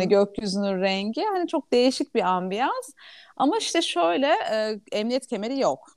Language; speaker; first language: Turkish; native; Turkish